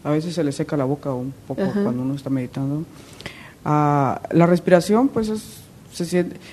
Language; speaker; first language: Spanish; native; Spanish